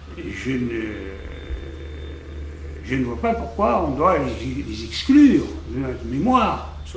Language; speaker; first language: French; native; French